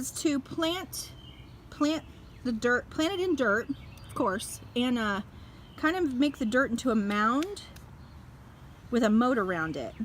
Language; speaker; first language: English; native; English